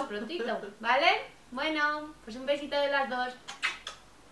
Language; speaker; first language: Spanish; native; Spanish